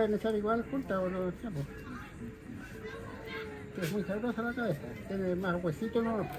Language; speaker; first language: Spanish; native; Spanish